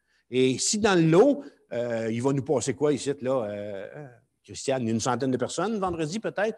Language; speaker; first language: French; native; French